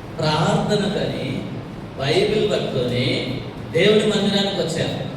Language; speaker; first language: Telugu; non-native, local second language; Tamil